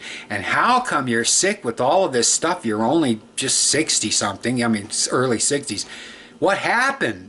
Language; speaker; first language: English; native; English